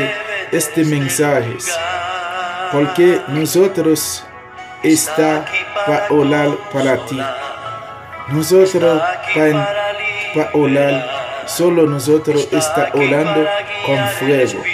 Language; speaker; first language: Spanish; non-native, learner; Haitian Creole